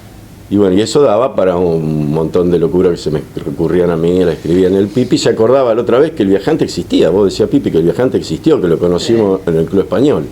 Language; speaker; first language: Spanish; native; Spanish